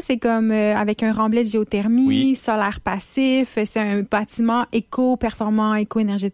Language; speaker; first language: French; native; French